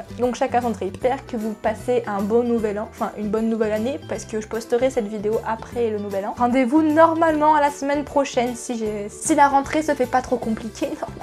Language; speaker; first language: French; native; French